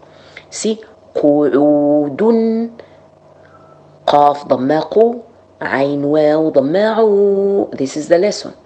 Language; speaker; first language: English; non-native, fluent; Arabic